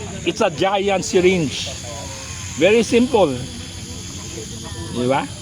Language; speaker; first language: English; non-native, local second language; Filipino